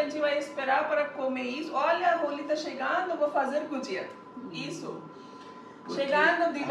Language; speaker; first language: Portuguese; non-native, learner; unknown